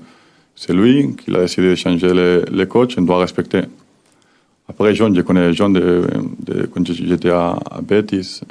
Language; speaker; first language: French; non-native, learner; Spanish